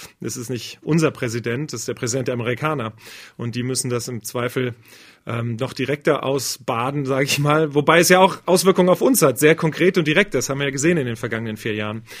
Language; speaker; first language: German; native; German